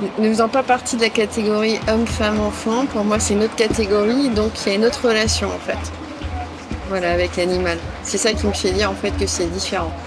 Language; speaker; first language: French; native; French